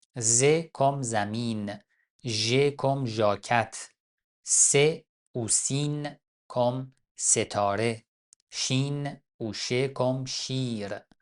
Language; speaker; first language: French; non-native, fluent; Persian